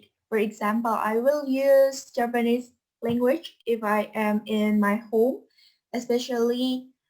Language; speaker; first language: English; non-native, fluent; Indonesian